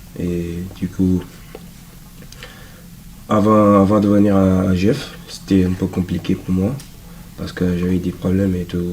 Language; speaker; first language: French; non-native, local second language; Wolof